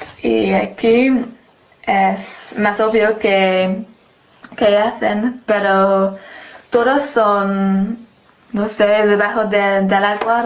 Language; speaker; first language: Spanish; non-native, learner; English